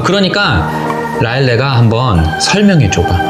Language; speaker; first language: Korean; native; Korean